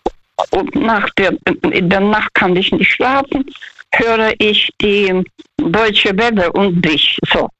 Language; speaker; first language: German; non-native, fluent; Russian